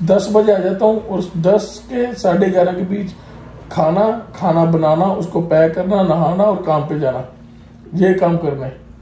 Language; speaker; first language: Hindi; non-native, local second language; Punjabi